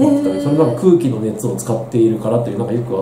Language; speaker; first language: Japanese; native; Japanese